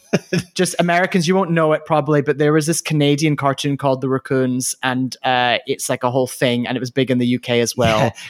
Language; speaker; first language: English; native; English